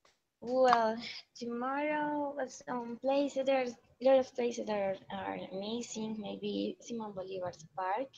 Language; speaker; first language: English; non-native, learner; Spanish